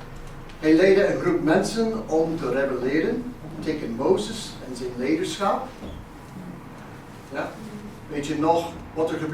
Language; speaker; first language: Dutch; non-native, fluent; English